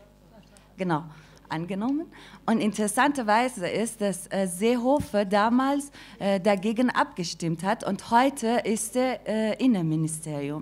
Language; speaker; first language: German; non-native, fluent; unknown